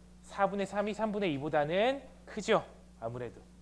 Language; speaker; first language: Korean; early bilingual, heritage; Korean